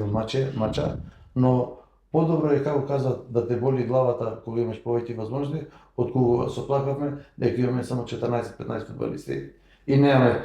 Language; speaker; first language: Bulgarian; non-native, learner; Macedonian